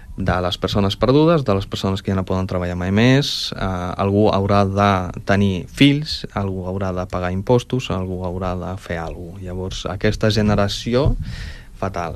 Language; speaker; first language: Catalan; early bilingual, other home language; Ukrainian